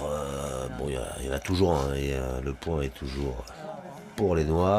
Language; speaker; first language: French; native; French